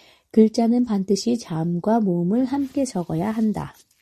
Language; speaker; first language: Korean; native; Korean